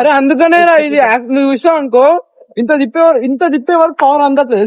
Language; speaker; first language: Telugu; native; Telugu